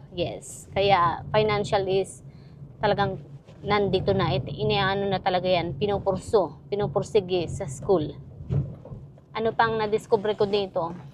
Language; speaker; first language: Filipino; native; Filipino